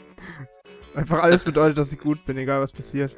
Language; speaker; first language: German; native; German